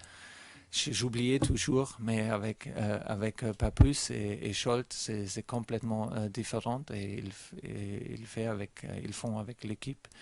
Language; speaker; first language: French; non-native, learner; German